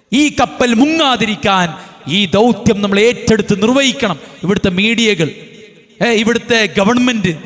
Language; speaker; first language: Malayalam; native; Malayalam